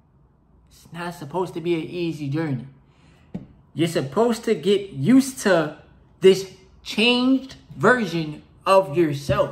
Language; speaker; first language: English; native; English